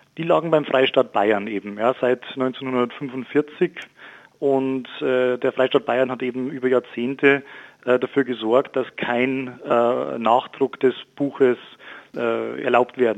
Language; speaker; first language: German; native; German